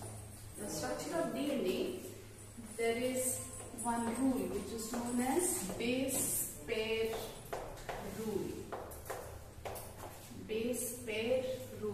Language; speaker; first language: English; non-native, local second language; Odia